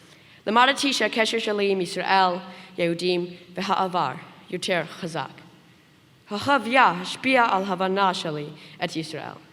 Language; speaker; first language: Hebrew; non-native, learner; English